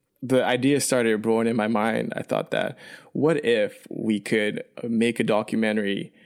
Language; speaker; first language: English; early bilingual, other home language; Chinese